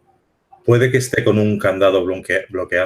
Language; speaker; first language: Spanish; native; Spanish